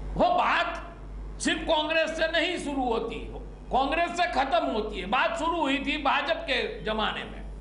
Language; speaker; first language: Hindi; non-native, local second language; Gujarati